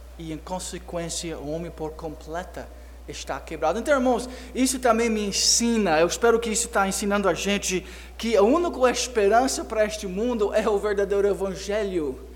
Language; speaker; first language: Portuguese; non-native, fluent; English